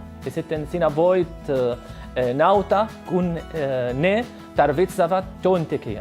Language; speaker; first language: Finnish; non-native, learner; Arabic